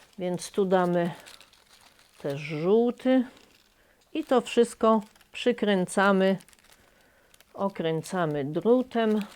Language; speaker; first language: Polish; native; Polish